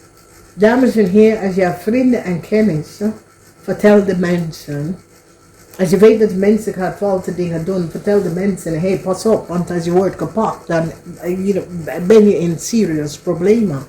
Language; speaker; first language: Dutch; non-native, learner; English